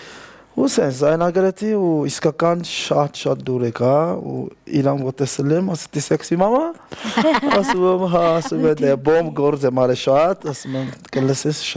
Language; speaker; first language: Armenian; non-native, learner; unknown